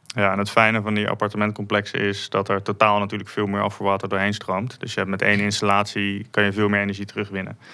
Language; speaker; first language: Dutch; native; Dutch